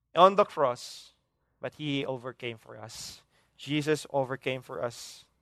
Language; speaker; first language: English; non-native, local second language; Hiligaynon